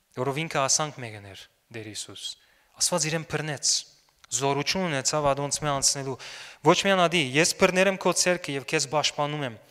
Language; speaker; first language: Armenian; early bilingual, heritage; Armenian